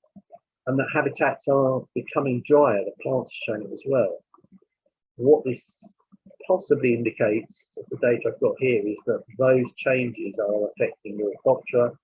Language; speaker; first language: English; native; English